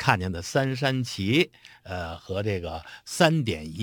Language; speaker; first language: Chinese; native; Chinese